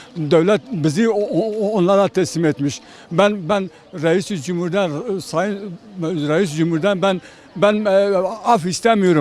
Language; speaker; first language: Turkish; non-native, local second language; Kurdish